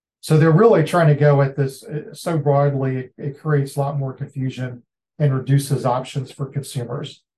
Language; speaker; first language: English; native; English